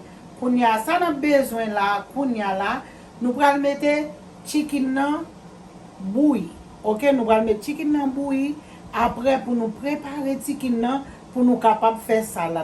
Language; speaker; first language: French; non-native, local second language; Haitian Creole